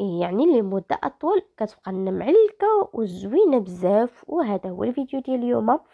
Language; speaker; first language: Arabic; native; Arabic